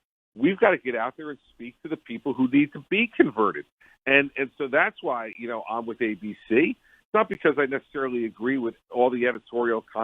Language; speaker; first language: English; native; English